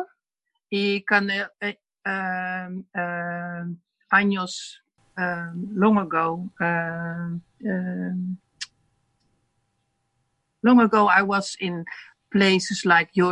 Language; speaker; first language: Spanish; non-native, learner; Dutch